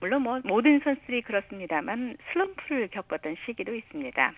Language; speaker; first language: Korean; native; Korean